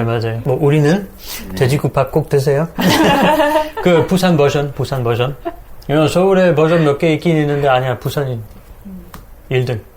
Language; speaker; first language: Korean; non-native, fluent; French